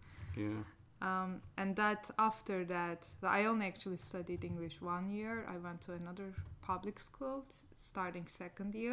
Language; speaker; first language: English; non-native, fluent; Turkish